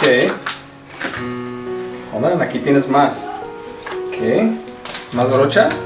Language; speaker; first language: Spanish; early bilingual, heritage; Spanish